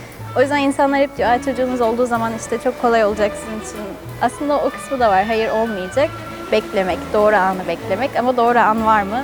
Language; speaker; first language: Turkish; native; Turkish